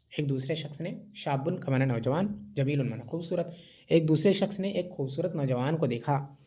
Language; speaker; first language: Urdu; native; Urdu